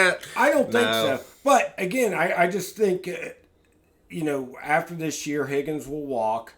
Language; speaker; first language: English; native; English